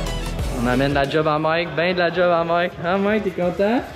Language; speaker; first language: French; native; French